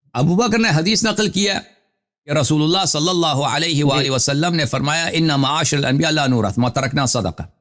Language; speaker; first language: Urdu; non-native, fluent; Persian